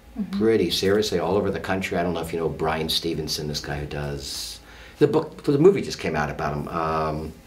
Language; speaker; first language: English; native; English